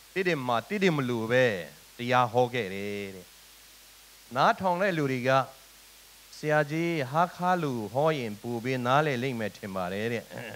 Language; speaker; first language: Burmese; non-native, local second language; Tedim Chin